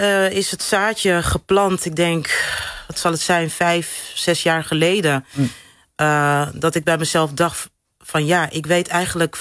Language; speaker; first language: Dutch; native; Dutch